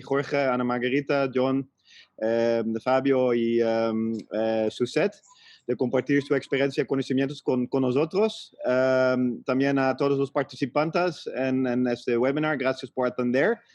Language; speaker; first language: Spanish; non-native, fluent; Dutch